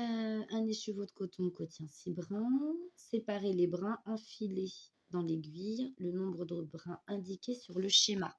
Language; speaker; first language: French; native; French